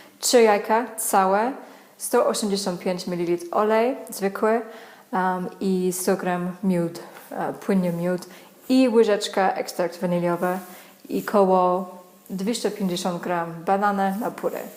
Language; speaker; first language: Polish; non-native, learner; English